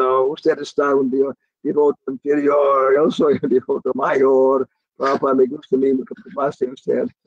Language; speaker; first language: Spanish; non-native, learner; English